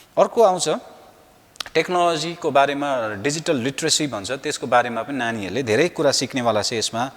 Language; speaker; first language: Nepali; native; Nepali